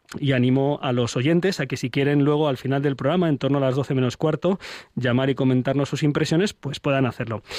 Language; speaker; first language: Spanish; native; Spanish